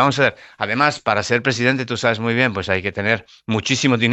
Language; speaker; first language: Spanish; non-native, fluent; Serbian